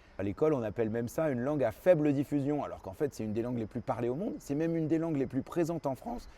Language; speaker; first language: French; early bilingual, other home language; Arabic